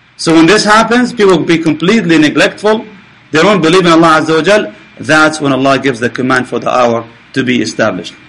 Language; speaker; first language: English; non-native, fluent; Arabic